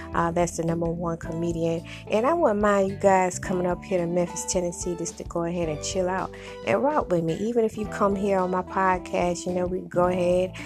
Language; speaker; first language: English; native; English